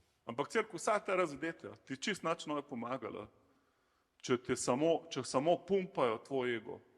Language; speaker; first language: Slovenian; native; Slovenian